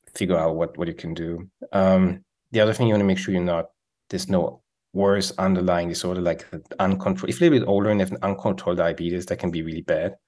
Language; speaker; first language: English; non-native, fluent; Swiss German